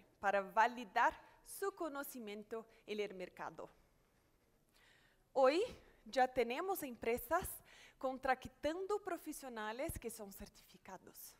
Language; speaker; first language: Spanish; non-native, fluent; Portuguese